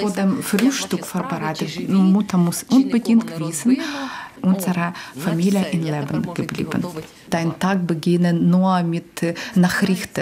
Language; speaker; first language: German; non-native, local second language; Ukrainian